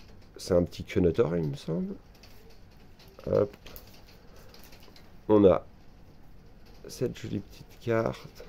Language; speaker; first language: French; native; French